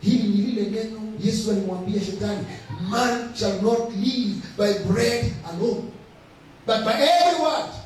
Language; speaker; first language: English; non-native, local second language; Swahili